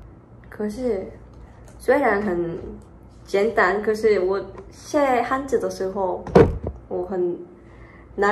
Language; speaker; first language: Chinese; non-native, fluent; Korean